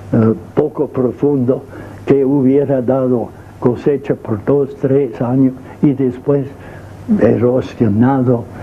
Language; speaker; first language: Spanish; non-native, fluent; English